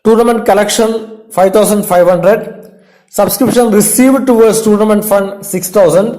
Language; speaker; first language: English; non-native, local second language; Malayalam